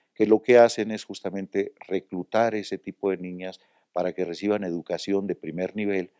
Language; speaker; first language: Spanish; native; Spanish